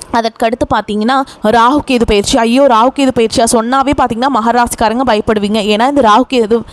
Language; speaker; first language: Tamil; native; Tamil